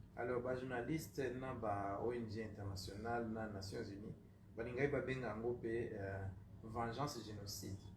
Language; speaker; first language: Lingala; non-native, fluent; Kinyarwanda